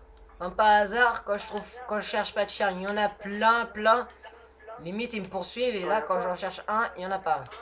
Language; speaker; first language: French; native; French